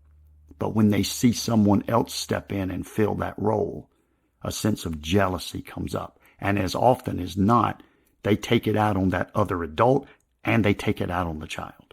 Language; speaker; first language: English; native; English